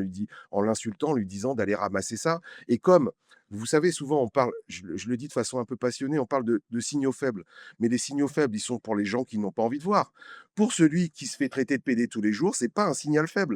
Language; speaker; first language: French; native; French